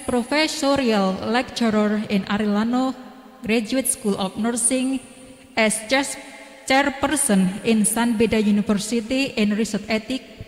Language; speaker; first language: English; non-native, learner; Indonesian